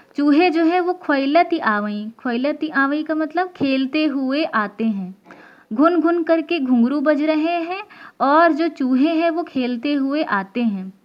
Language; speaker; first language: Hindi; native; Hindi